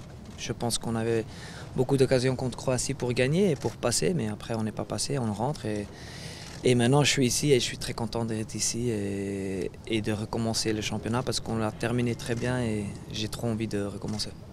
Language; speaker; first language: French; non-native, fluent; Dutch